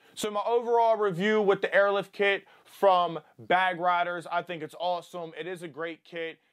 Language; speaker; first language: English; native; English